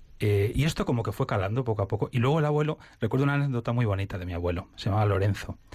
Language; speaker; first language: Spanish; native; Spanish